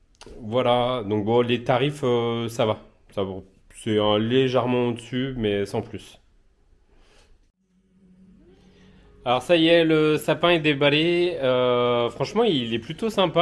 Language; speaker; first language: French; native; French